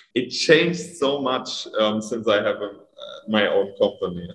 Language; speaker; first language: English; non-native, fluent; German